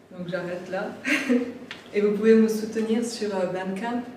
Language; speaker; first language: French; native; French